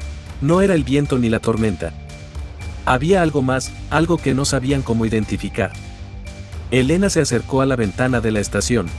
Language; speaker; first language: Spanish; native; Spanish